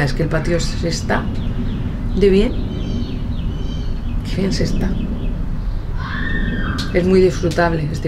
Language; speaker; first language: Spanish; native; Spanish